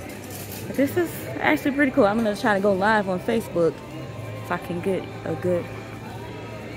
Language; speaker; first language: English; native; English